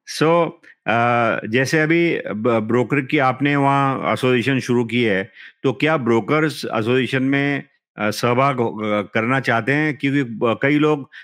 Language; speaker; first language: Hindi; non-native, local second language; Marathi